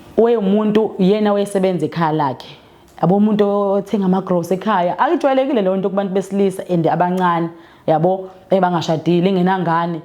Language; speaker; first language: Zulu; native; Zulu